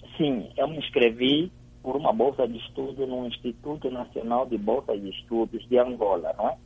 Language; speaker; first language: Portuguese; native; Portuguese